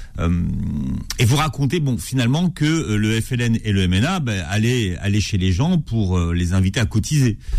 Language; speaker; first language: French; native; French